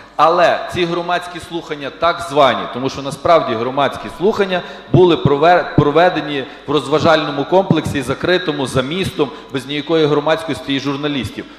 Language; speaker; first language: Ukrainian; native; Ukrainian